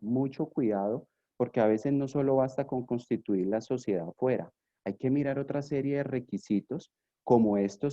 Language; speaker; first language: Spanish; native; Spanish